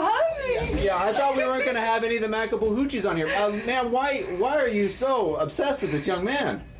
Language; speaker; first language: English; native; English